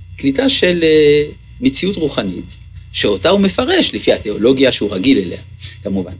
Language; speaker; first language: Hebrew; early bilingual, other home language; French